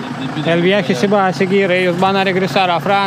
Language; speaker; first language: Spanish; non-native, fluent; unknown